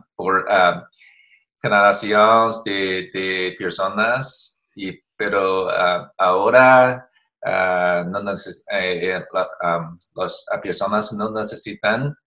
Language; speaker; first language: Spanish; non-native, learner; Chinese